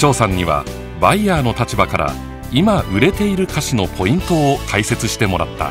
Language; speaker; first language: Japanese; native; Japanese